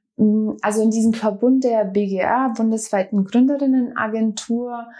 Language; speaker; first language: German; early bilingual, other home language; Bosnian